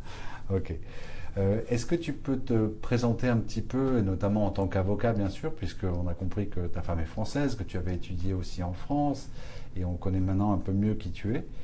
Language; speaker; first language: French; native; French